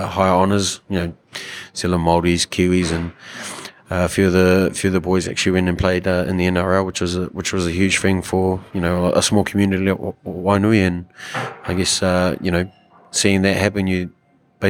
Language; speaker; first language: English; native; English